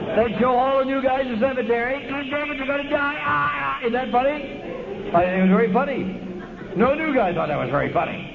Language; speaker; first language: English; native; English